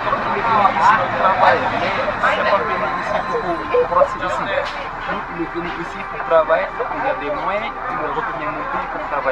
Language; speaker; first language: French; non-native, learner; Wolof